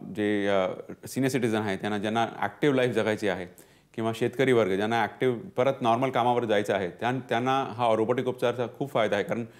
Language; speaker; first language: Marathi; non-native, local second language; Punjabi